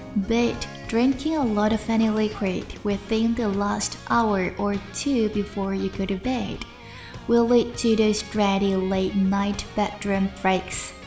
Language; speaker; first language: English; non-native, fluent; Chinese